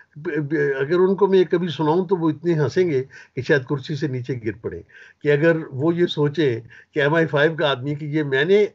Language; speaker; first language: Urdu; native; Urdu